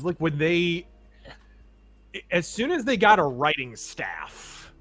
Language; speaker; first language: English; native; English